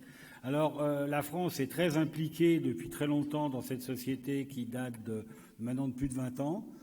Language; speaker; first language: French; native; French